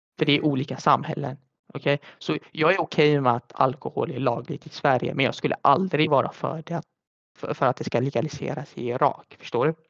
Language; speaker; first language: Swedish; early bilingual, other home language; Arabic